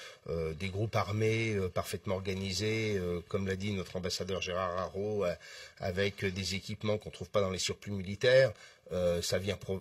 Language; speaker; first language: French; native; French